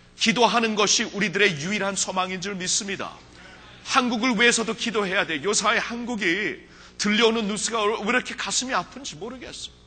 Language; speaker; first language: Korean; early bilingual, heritage; Korean